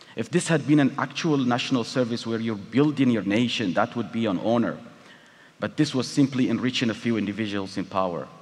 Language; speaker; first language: English; non-native, fluent; Tigrinya